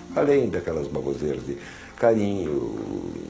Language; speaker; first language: Portuguese; early bilingual, other home language; German